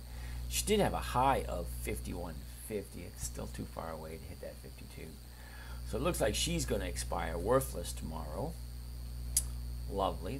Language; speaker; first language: English; native; English